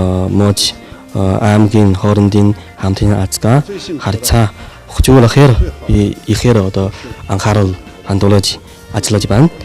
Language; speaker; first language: Mongolian; non-native, fluent; Chinese